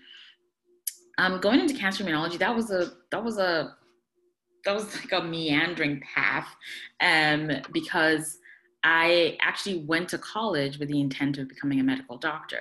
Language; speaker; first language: English; non-native, local second language; Akan